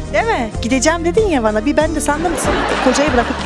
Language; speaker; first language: Turkish; native; Turkish